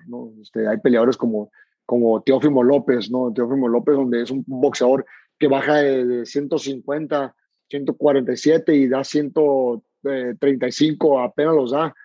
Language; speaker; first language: Spanish; native; Spanish